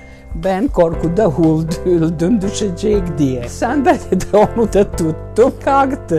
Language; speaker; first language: Turkish; non-native, fluent; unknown